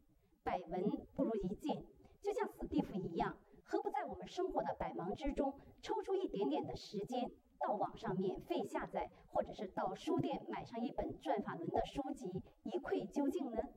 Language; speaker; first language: Chinese; native; Chinese